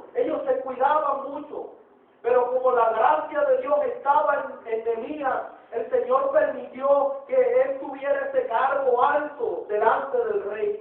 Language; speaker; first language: Spanish; native; Spanish